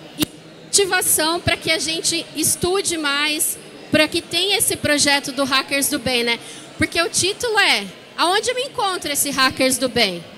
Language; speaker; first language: Portuguese; native; Portuguese